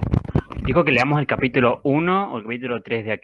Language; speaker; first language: Spanish; native; Spanish